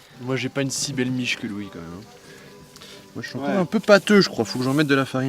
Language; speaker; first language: French; native; French